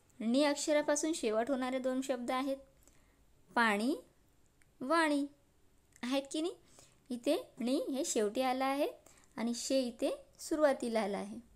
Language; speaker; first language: Marathi; non-native, local second language; Urdu